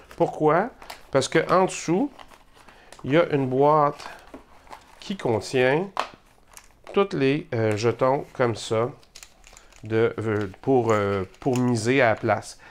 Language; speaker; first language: French; native; French